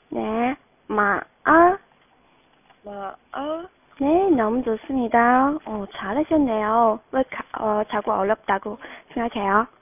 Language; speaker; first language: Korean; non-native, fluent; Chinese